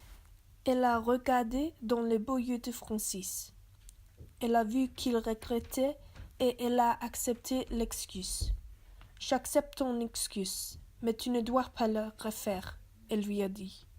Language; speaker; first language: French; non-native, learner; English